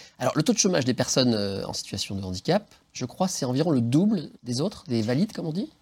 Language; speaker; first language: French; native; French